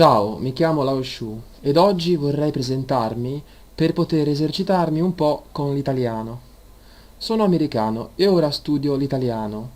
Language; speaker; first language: Italian; non-native, learner; English